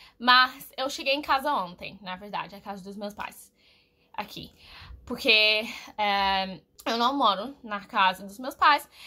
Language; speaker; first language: Portuguese; non-native, fluent; English